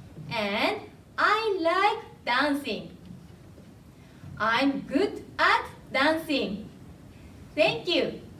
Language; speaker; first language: English; non-native, fluent; Japanese